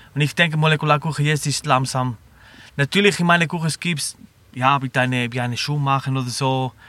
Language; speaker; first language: German; non-native, learner; Spanish